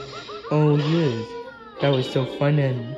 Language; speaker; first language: English; native; English